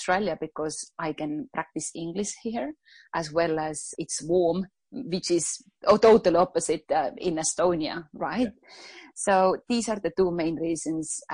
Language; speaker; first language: English; non-native, fluent; Estonian